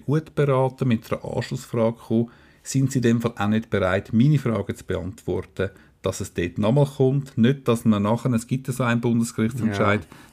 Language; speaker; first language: German; native; German